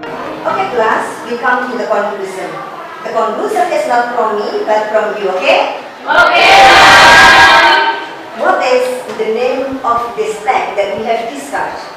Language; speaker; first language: English; non-native, fluent; Indonesian